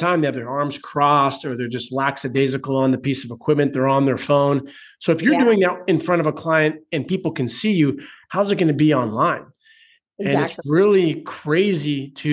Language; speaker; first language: English; native; English